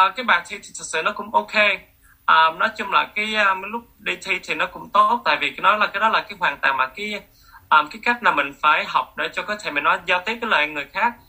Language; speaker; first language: Vietnamese; early bilingual, heritage; Vietnamese